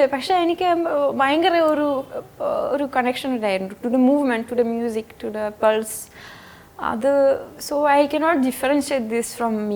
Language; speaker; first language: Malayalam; non-native, fluent; French